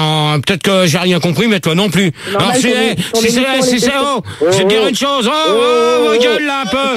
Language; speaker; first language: French; native; French